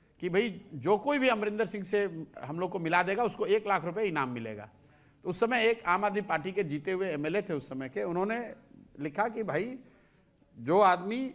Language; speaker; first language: Hindi; native; Hindi